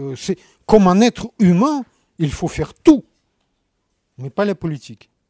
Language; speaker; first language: French; non-native, fluent; Russian